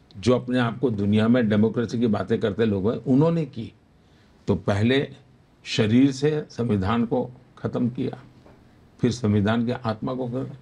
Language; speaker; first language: Hindi; non-native, local second language; Gujarati